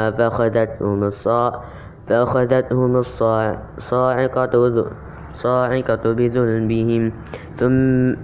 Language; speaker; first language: Arabic; non-native, learner; Indonesian